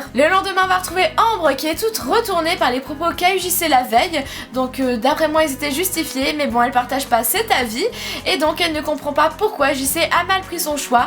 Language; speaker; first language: French; native; French